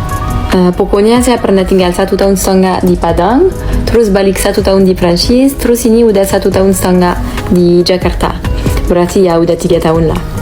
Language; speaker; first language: Indonesian; non-native, fluent; French